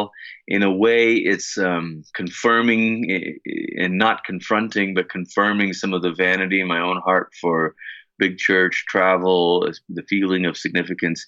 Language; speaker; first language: English; native; English